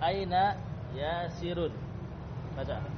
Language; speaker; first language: Arabic; non-native, fluent; Indonesian